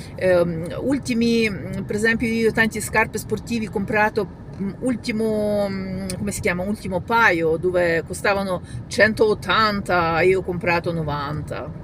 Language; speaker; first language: Italian; non-native, fluent; Ukrainian